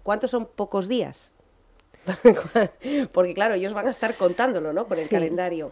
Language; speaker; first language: Spanish; native; Spanish